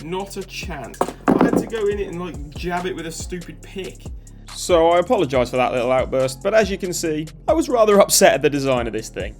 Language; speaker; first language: English; native; English